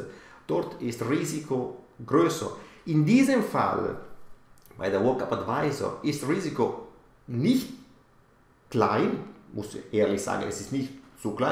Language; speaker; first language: German; non-native, fluent; Italian